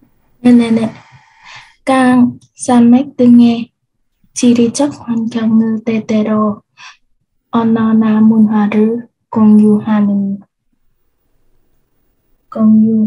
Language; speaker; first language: Korean; non-native, learner; Vietnamese